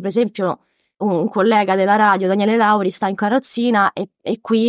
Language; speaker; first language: Italian; native; Italian